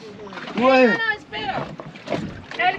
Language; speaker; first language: Spanish; non-native, learner; Italian